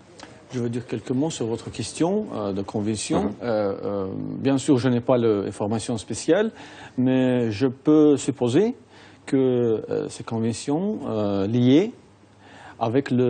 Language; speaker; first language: French; non-native, fluent; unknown